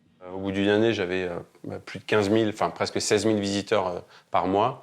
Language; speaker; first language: French; native; French